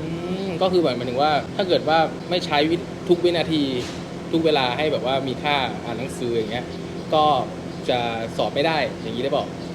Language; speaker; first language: Thai; native; Thai